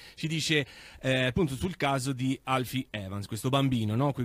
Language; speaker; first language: Italian; native; Italian